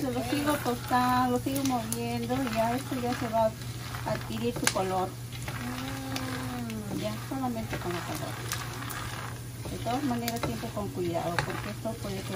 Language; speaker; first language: Spanish; native; Spanish